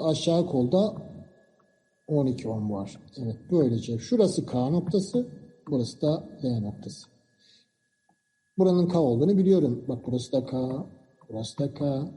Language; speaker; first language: Turkish; native; Turkish